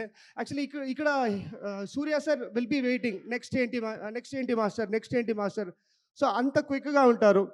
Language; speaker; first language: Telugu; non-native, local second language; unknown